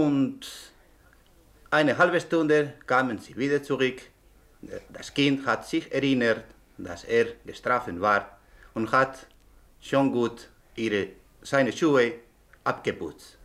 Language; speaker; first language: German; non-native, learner; Spanish